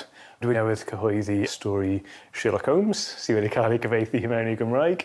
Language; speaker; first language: Welsh; non-native, fluent; English